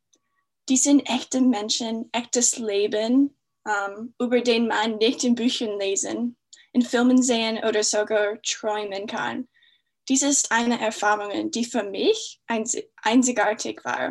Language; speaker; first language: German; non-native, fluent; English